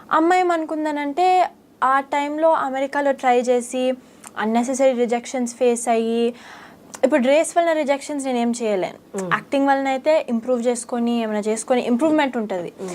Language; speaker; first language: Telugu; early bilingual, heritage; Telugu